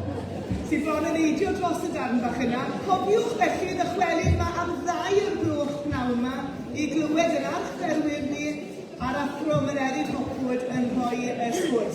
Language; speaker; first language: Welsh; native; Welsh